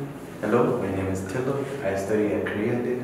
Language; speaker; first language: English; non-native, local second language; Swahili